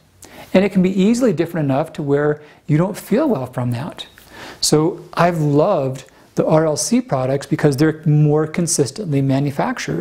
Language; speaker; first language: English; native; English